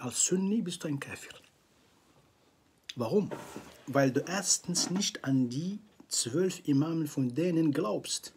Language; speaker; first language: German; non-native, fluent; Arabic